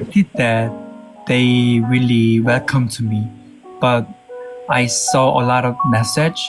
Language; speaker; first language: English; non-native, learner; Korean